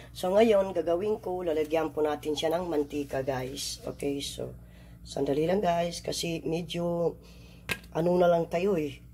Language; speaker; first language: Filipino; non-native, local second language; Maguindanaon